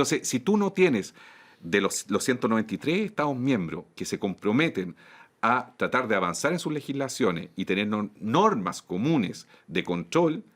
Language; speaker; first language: Spanish; native; Spanish